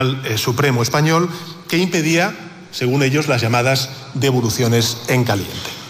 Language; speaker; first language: Spanish; native; Spanish